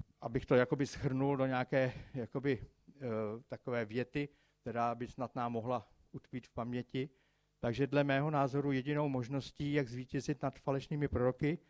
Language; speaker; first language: Czech; native; Czech